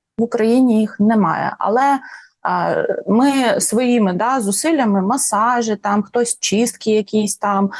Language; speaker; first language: Ukrainian; non-native, local second language; Russian